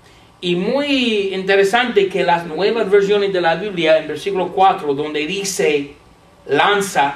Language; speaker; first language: Spanish; non-native, fluent; English